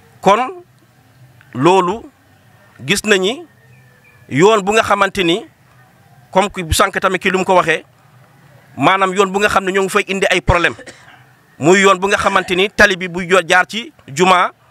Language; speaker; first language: Wolof; non-native, local second language; Fula